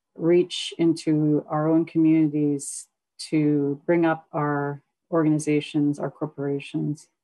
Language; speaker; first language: English; native; English